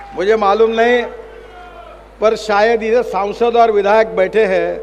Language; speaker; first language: Hindi; non-native, local second language; Marathi